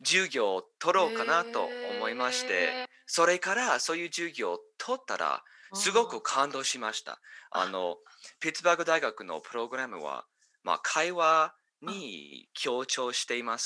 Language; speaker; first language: Japanese; non-native, fluent; English